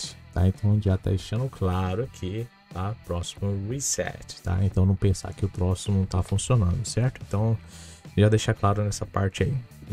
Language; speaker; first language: Portuguese; native; Portuguese